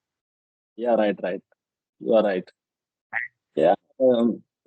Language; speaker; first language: English; non-native, local second language; Hindi